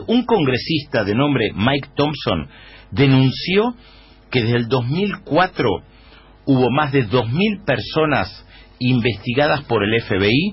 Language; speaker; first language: Spanish; native; Spanish